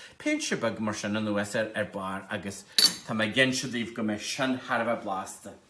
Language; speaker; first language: Irish; native; Irish